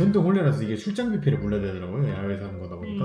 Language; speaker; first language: Korean; native; Korean